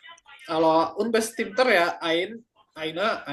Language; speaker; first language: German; non-native, learner; Indonesian